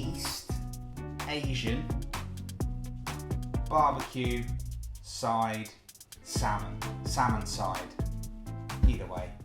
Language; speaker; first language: English; native; English